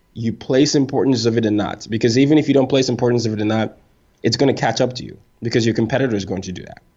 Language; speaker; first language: English; non-native, local second language; Yoruba